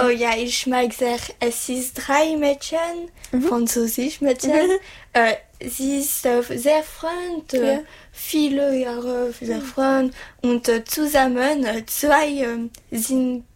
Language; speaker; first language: German; non-native, learner; French